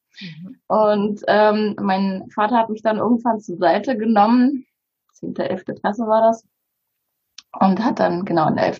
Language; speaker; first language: German; early bilingual, other home language; Bulgarian